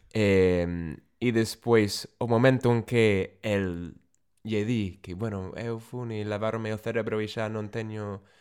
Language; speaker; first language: Galician; non-native, fluent; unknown